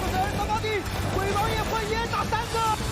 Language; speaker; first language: Chinese; native; Chinese